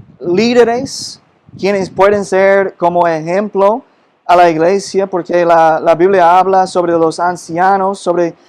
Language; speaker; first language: Spanish; non-native, fluent; English